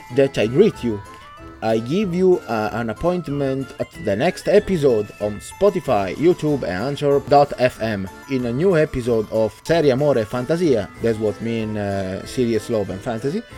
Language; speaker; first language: English; non-native, learner; Italian